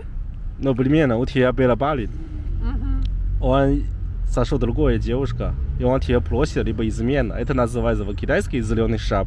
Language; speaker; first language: Russian; non-native, learner; Chinese